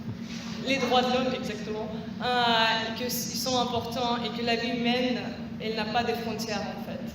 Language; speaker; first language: French; non-native, fluent; Russian